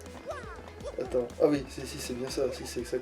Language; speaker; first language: French; native; French